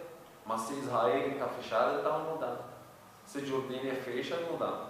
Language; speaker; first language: Portuguese; non-native, learner; Arabic